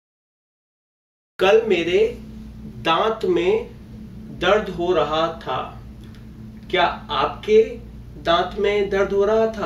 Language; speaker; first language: Hindi; native; Hindi